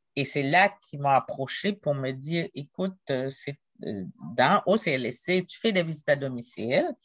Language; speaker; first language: French; non-native, local second language; Haitian Creole